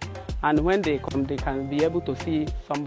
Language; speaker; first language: English; non-native, local second language; Igbo